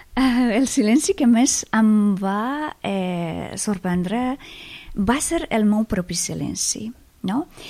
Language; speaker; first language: Catalan; non-native, fluent; Persian